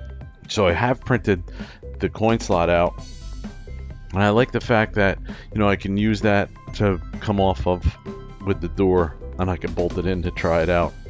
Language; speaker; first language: English; native; English